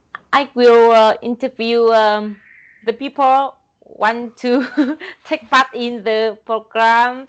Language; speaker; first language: English; non-native, learner; Vietnamese